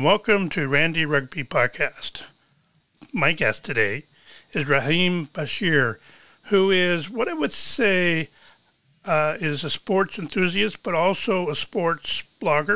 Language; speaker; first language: English; native; English